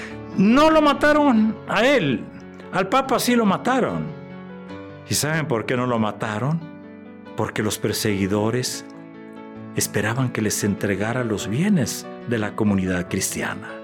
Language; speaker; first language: Spanish; native; Spanish